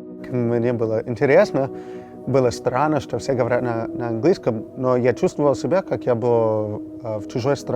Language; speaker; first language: Russian; non-native, fluent; English